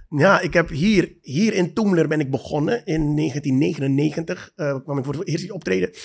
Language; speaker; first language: Dutch; native; Dutch